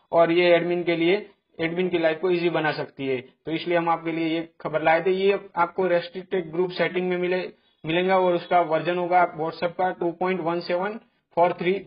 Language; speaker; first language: Hindi; non-native, local second language; Gujarati